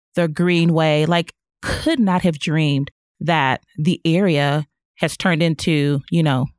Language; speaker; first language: English; native; English